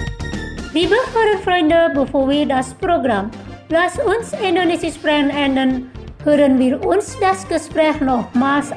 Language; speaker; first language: German; non-native, learner; Indonesian